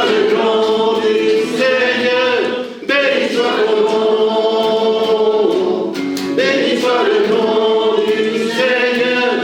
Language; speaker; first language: French; native; French